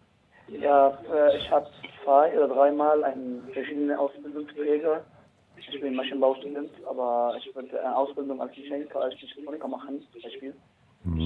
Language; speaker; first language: German; non-native, learner; Arabic